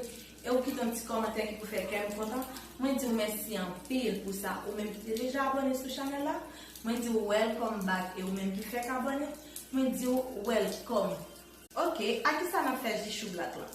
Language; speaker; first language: French; non-native, learner; Haitian Creole